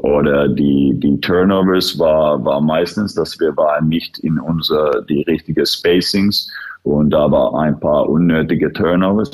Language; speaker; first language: German; non-native, fluent; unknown